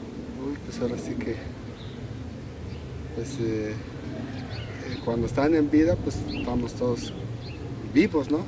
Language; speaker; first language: Spanish; native; Spanish